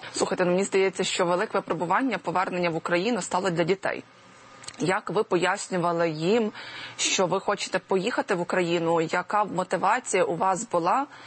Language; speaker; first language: Ukrainian; native; Ukrainian